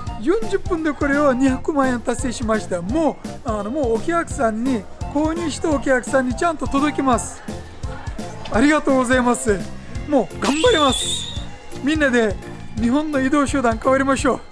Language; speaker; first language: Japanese; non-native, fluent; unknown